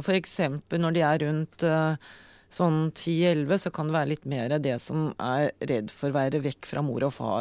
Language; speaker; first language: Norwegian; native; Norwegian